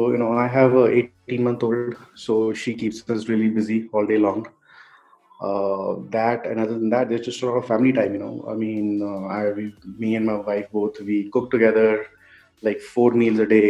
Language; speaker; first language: English; non-native, local second language; Hindi